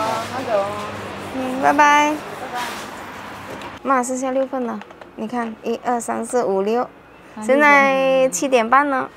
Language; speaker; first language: Chinese; non-native, fluent; Indonesian